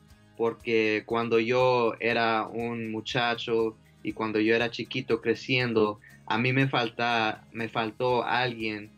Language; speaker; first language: Spanish; early bilingual, heritage; Spanish